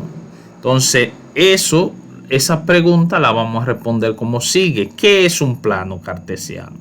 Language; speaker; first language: Spanish; native; Spanish